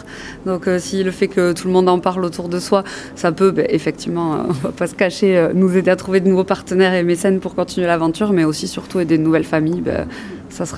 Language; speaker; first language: French; native; French